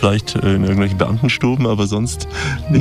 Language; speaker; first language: German; native; German